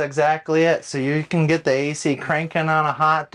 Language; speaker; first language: English; native; English